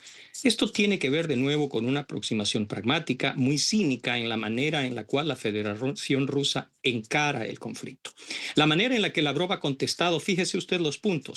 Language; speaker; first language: Spanish; native; Spanish